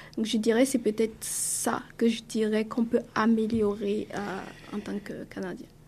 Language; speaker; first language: French; non-native, local second language; Mossi